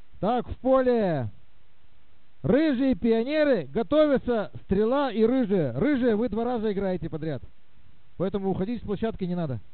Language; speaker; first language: Russian; native; Russian